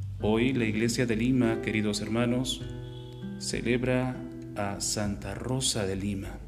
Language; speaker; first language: Spanish; native; Spanish